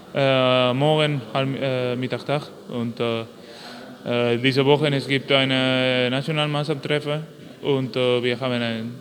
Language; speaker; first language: German; non-native, learner; Spanish